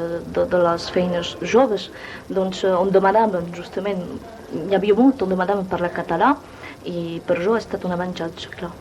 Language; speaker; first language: Catalan; non-native, local second language; French